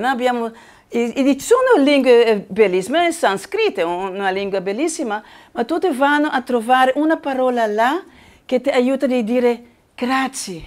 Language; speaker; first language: Italian; non-native, learner; Spanish